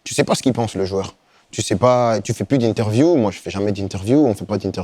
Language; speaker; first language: French; native; French